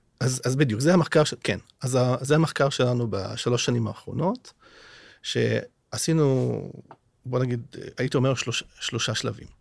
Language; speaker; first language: Hebrew; non-native, local second language; Arabic